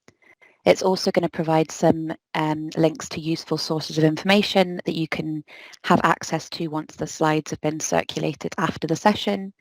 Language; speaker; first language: English; native; English